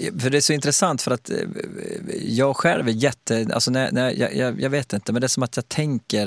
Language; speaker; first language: Swedish; native; Swedish